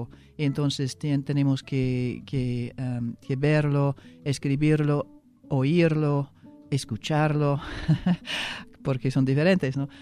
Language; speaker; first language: Spanish; non-native, fluent; English